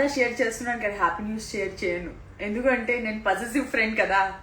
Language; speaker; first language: Telugu; non-native, learner; Gujarati